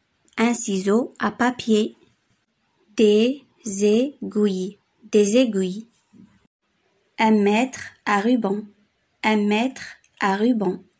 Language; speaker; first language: French; non-native, fluent; Arabic